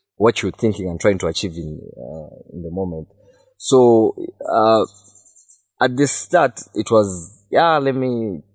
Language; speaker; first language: English; non-native, local second language; Ganda